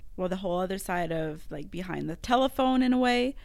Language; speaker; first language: English; non-native, fluent; French